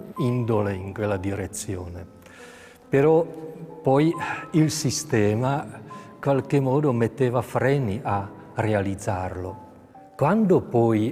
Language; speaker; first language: Italian; non-native, fluent; Czech